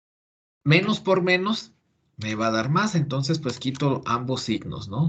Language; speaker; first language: Spanish; native; Spanish